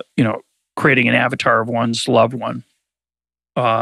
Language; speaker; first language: English; native; English